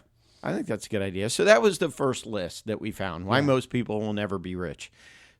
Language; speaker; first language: English; native; English